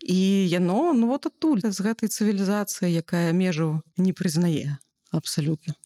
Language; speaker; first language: Belarusian; native; Belarusian